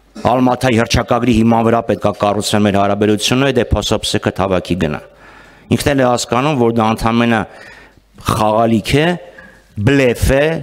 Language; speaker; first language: Armenian; native; Armenian